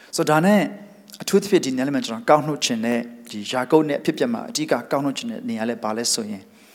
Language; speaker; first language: Burmese; non-native, local second language; Hakha Chin